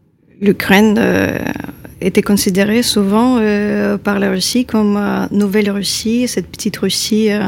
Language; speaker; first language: French; non-native, fluent; Ukrainian